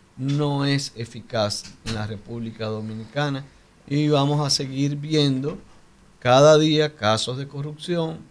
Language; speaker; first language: Spanish; native; Spanish